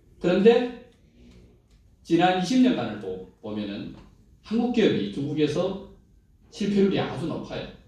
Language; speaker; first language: Korean; native; Korean